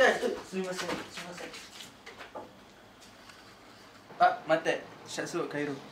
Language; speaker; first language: Japanese; non-native, learner; Malay